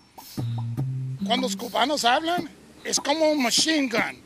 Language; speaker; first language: Spanish; non-native, learner; English